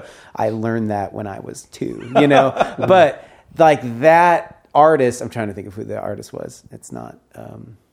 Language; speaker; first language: English; native; English